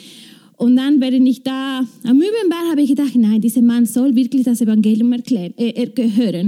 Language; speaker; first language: German; non-native, fluent; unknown